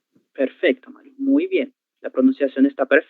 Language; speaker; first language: Spanish; non-native, learner; Portuguese